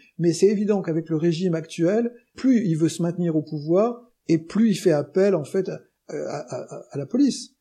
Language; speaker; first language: French; native; French